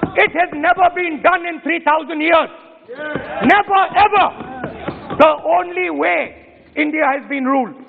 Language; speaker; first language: English; non-native, local second language; Hindi